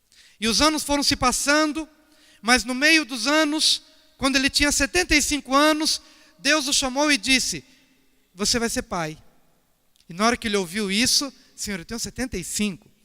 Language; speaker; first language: Portuguese; native; Portuguese